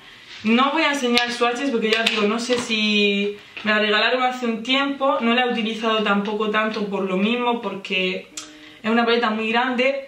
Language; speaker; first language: Spanish; native; Spanish